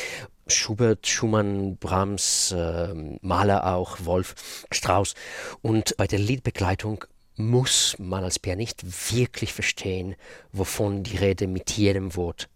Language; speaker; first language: German; non-native, fluent; Russian